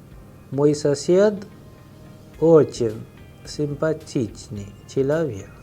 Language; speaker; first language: Russian; non-native, fluent; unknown